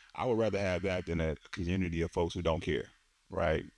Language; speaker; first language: English; native; English